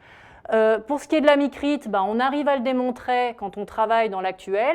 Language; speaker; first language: French; native; French